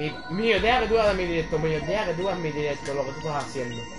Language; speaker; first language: Spanish; early bilingual, heritage; Spanish